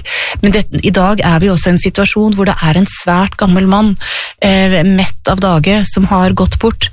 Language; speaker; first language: Norwegian; native; Norwegian